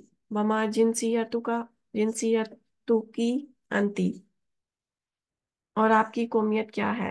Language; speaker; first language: Urdu; native; Urdu